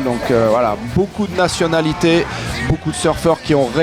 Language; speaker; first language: French; native; French